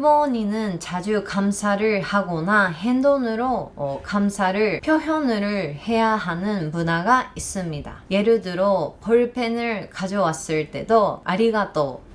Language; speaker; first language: Korean; non-native, learner; Japanese